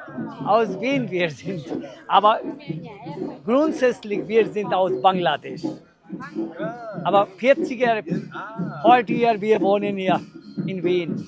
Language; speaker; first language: German; non-native, learner; Bangla